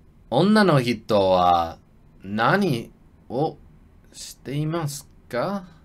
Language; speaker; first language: Japanese; non-native, learner; English